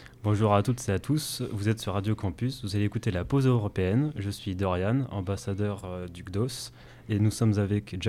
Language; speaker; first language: French; native; French